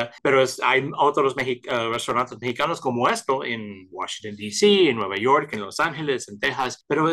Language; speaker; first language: Spanish; early bilingual, heritage; Spanish